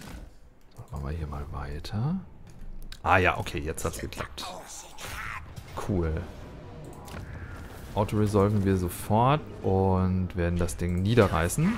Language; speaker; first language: German; native; German